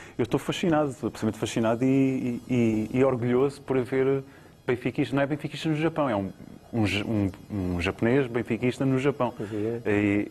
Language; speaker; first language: Portuguese; native; Portuguese